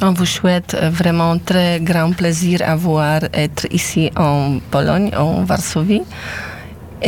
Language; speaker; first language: French; non-native, learner; Polish